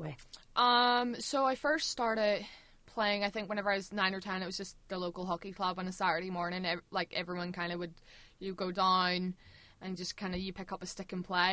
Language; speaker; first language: English; native; English